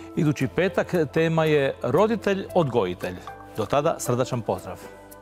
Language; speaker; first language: Croatian; native; Croatian